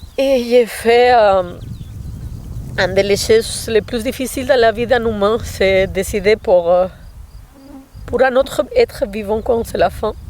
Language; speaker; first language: French; non-native, fluent; Spanish